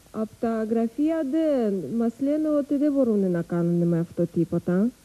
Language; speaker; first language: Greek; non-native, learner; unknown